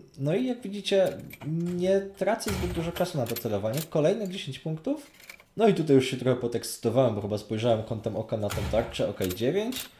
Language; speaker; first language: Polish; native; Polish